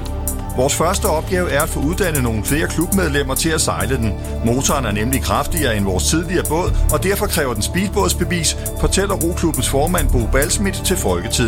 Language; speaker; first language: Danish; native; Danish